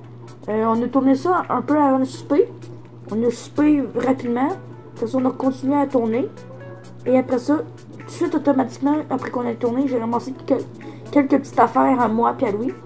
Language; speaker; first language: French; native; French